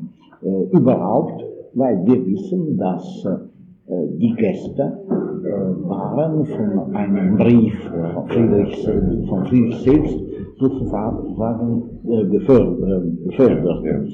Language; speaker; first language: German; non-native, fluent; Italian